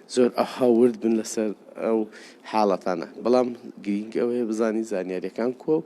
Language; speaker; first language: Central Kurdish; native; Central Kurdish